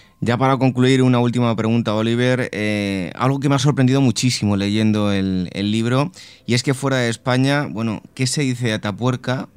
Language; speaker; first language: Spanish; native; Spanish